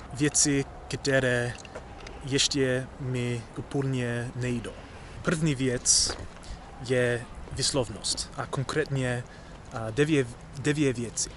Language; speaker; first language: Czech; non-native, learner; English